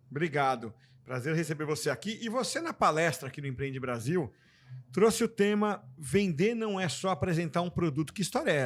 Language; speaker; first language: Portuguese; native; Portuguese